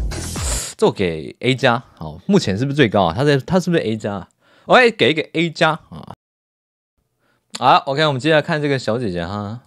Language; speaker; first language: Chinese; native; Chinese